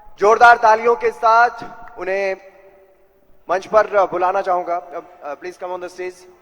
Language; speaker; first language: Hindi; native; Hindi